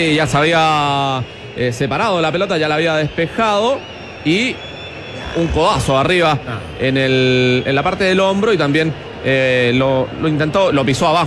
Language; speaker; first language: Spanish; native; Spanish